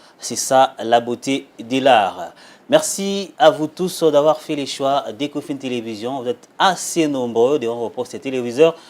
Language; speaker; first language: French; non-native, local second language; Lingala